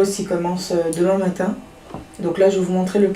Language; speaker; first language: French; native; French